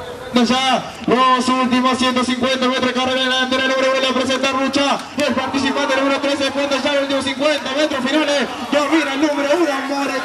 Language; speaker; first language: Spanish; native; Spanish